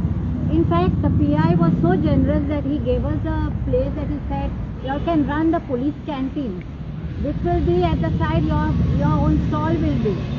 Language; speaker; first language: English; non-native, local second language; Hindi